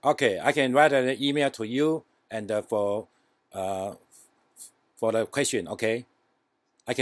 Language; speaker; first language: English; non-native, learner; Chinese